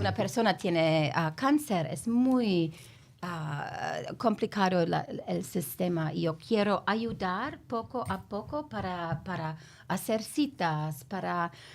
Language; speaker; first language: Spanish; non-native, learner; English